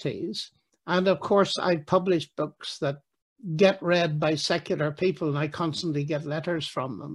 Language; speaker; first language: English; native; English